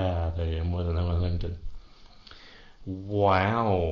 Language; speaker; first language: English; non-native, fluent; Vietnamese